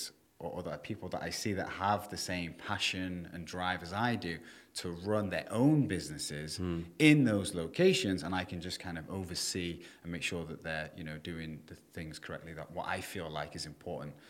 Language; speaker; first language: English; native; English